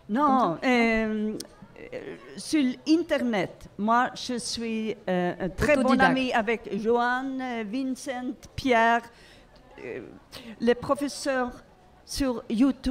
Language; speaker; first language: French; non-native, learner; Swedish